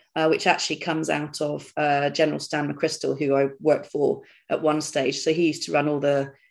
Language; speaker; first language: English; native; English